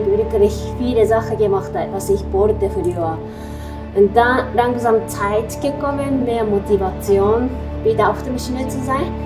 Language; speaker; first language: German; non-native, learner; Japanese